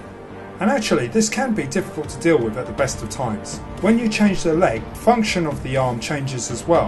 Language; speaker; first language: English; native; English